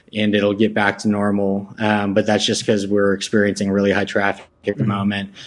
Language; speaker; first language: English; native; English